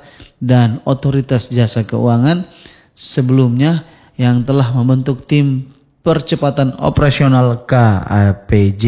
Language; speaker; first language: Indonesian; non-native, local second language; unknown